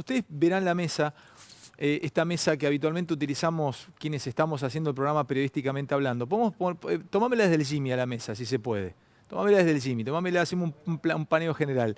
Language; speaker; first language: Spanish; native; Spanish